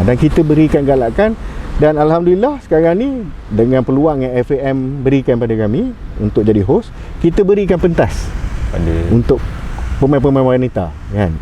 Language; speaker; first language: Malay; native; Malay